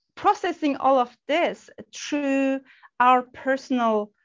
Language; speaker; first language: English; non-native, fluent; Turkish